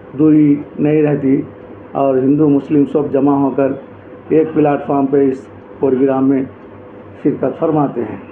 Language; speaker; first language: Urdu; native; Urdu